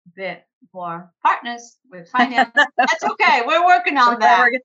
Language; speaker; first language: English; early bilingual, other home language; Portuguese